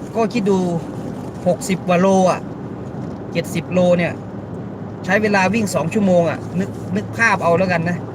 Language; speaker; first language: Thai; native; Thai